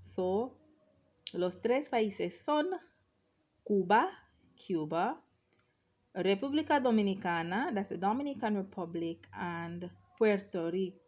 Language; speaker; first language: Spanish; non-native, fluent; English